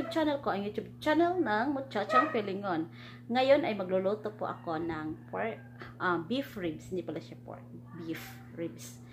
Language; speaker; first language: Filipino; non-native, local second language; Cebuano